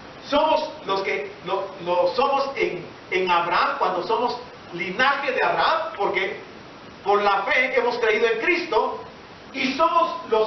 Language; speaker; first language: Spanish; native; Spanish